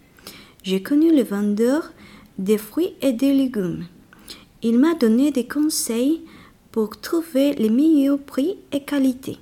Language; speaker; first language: French; non-native, learner; Spanish